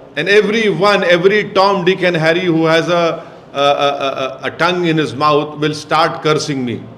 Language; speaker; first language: English; non-native, local second language; Hindi